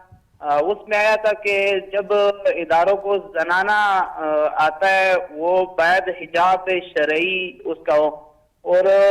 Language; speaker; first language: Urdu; non-native, learner; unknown